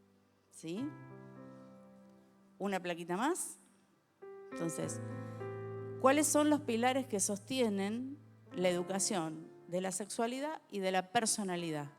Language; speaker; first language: Spanish; native; Spanish